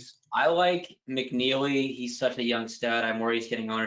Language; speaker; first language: English; native; English